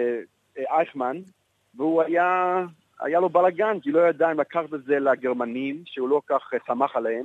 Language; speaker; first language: Hebrew; non-native, fluent; English